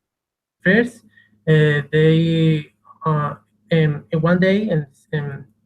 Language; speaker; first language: English; non-native, learner; Spanish